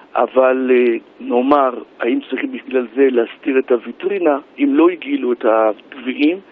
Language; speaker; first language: Hebrew; native; Hebrew